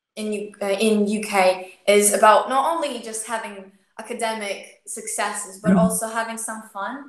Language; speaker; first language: English; non-native, fluent; Ukrainian